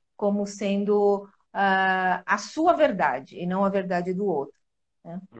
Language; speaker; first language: Portuguese; native; Portuguese